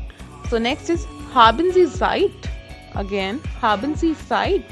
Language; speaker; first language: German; non-native, fluent; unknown